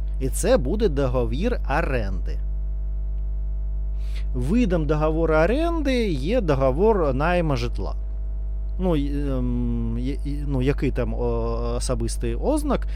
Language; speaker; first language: Ukrainian; non-native, learner; Russian